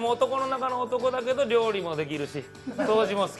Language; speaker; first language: Japanese; native; Japanese